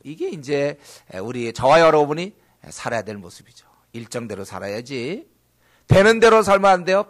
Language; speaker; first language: Korean; native; Korean